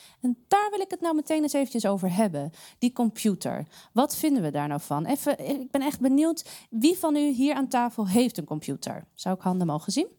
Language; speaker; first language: Dutch; native; Dutch